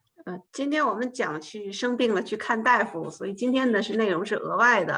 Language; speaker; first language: Chinese; native; Chinese